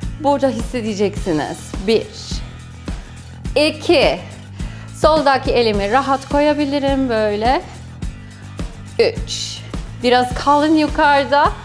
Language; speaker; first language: Turkish; non-native, fluent; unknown